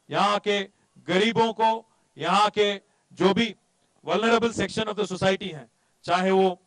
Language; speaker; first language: Hindi; non-native, local second language; Telugu